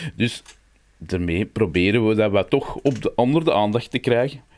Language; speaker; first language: Dutch; native; Dutch